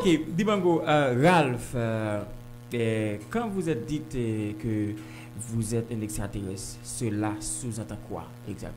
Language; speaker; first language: French; non-native, local second language; Haitian Creole